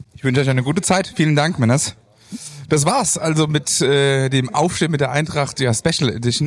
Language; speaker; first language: German; native; German